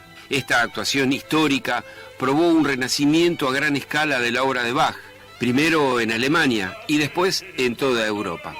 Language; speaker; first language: Spanish; native; Spanish